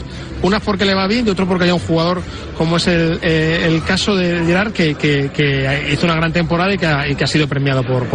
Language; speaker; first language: Spanish; native; Spanish